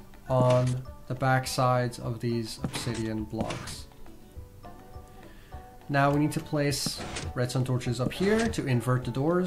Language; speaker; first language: English; native; English